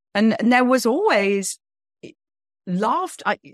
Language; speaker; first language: English; native; English